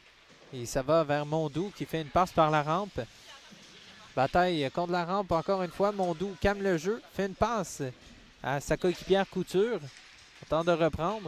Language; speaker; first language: French; native; French